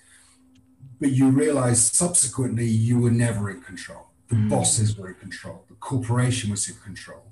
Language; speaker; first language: English; native; English